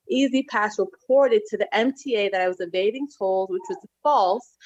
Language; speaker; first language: English; native; English